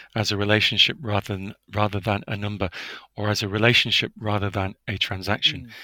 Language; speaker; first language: English; native; English